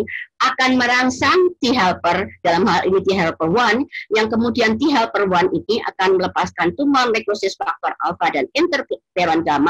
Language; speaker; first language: Indonesian; native; Indonesian